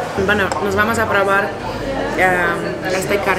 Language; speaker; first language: Spanish; non-native, learner; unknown